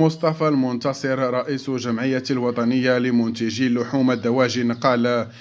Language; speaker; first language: Arabic; native; Arabic